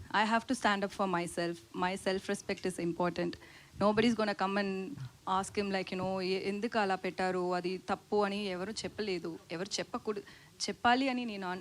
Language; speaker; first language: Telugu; non-native, learner; Tamil